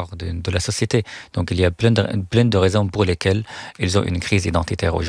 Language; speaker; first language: French; non-native, fluent; Arabic